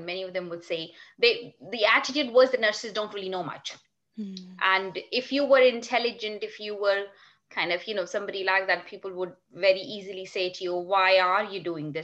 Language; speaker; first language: English; non-native, local second language; Urdu